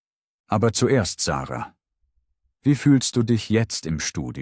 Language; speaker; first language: German; native; German